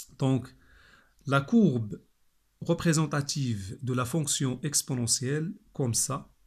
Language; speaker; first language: French; non-native, local second language; Arabic